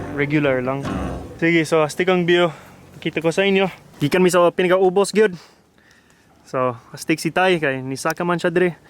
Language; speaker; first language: Cebuano; non-native, fluent; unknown